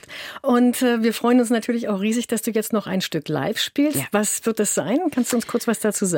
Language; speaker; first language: German; native; German